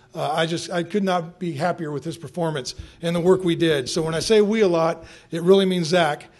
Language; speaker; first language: English; native; English